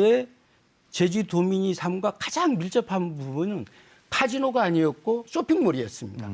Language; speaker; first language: Korean; native; Korean